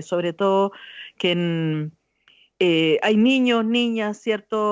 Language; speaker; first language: Spanish; native; Spanish